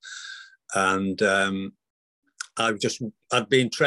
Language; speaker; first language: English; native; English